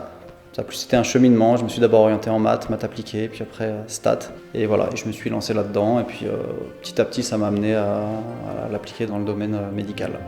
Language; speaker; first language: French; native; French